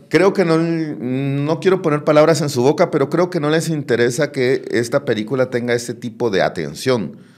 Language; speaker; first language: Spanish; native; Spanish